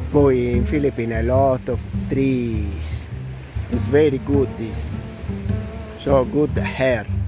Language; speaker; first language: English; non-native, learner; Italian